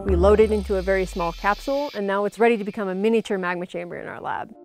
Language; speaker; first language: English; native; English